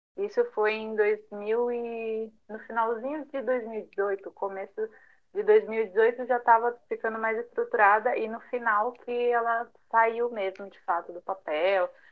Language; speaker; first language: Portuguese; early bilingual, other home language; Japanese